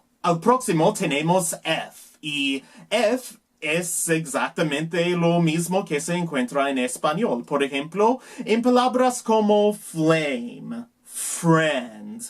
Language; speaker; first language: Spanish; non-native, learner; English